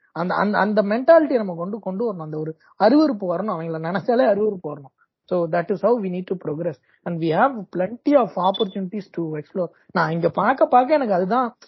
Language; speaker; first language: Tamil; native; Tamil